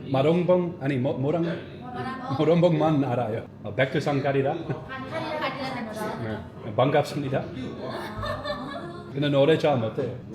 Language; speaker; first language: Korean; non-native, learner; Dutch